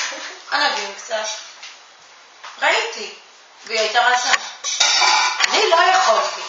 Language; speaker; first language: Hebrew; non-native, fluent; Japanese